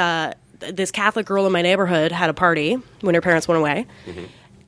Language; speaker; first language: English; native; English